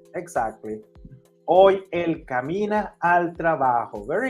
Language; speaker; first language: Spanish; non-native, fluent; English